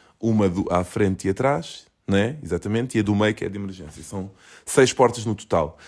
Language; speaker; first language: Portuguese; early bilingual, other home language; Kabuverdianu